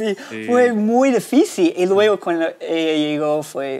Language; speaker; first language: Spanish; non-native, fluent; English